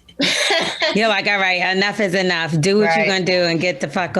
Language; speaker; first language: English; native; English